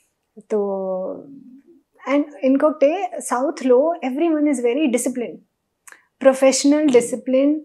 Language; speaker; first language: Telugu; non-native, learner; Hindi